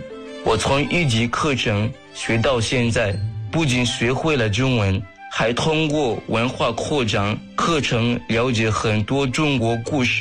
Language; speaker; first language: Chinese; non-native, fluent; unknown